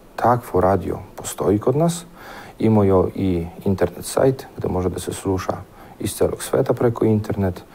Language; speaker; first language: Serbian; non-native, fluent; Polish